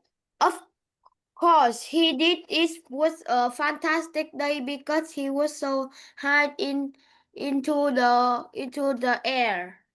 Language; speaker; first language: English; non-native, learner; Vietnamese